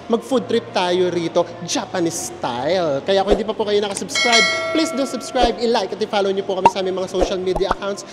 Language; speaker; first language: Filipino; native; Filipino